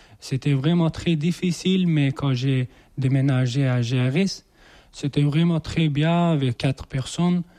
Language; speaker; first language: French; non-native, learner; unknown